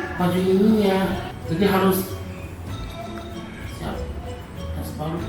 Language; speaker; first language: Indonesian; non-native, fluent; Japanese